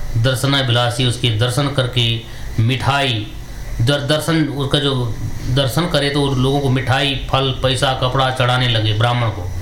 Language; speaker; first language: Hindi; early bilingual, heritage; Hindi